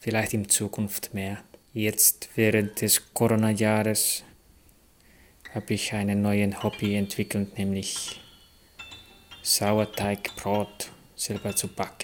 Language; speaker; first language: German; non-native, fluent; Finnish